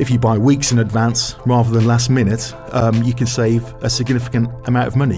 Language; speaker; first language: English; native; English